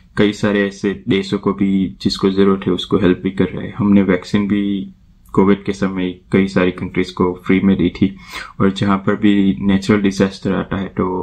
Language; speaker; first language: Hindi; native; Hindi